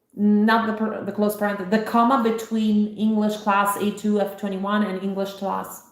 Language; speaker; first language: English; non-native, fluent; Italian